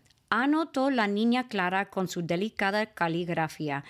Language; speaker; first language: Spanish; non-native, fluent; English